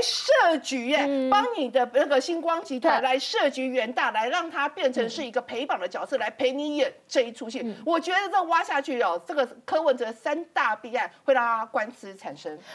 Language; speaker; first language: Chinese; native; Chinese